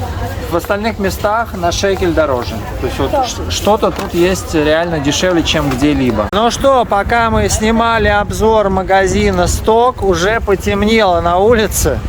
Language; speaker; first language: Russian; native; Russian